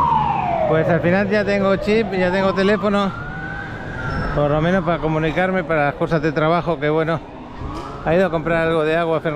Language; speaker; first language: Spanish; native; Spanish